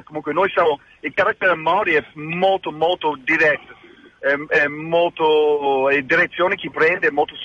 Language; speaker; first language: Italian; non-native, fluent; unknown